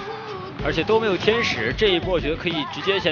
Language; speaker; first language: Chinese; native; Chinese